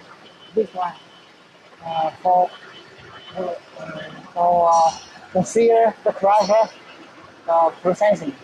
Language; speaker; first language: English; non-native, learner; Chinese